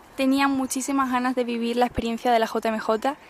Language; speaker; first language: Spanish; native; Spanish